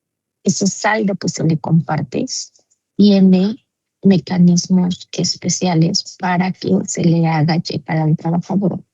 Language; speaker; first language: Spanish; native; Spanish